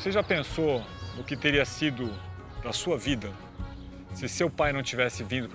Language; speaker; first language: Portuguese; native; Portuguese